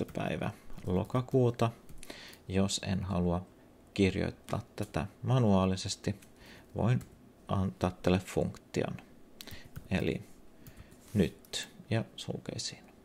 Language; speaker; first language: Finnish; non-native, local second language; Swedish